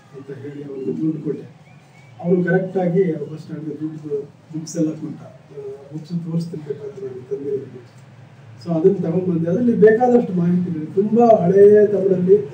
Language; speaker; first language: Kannada; native; Kannada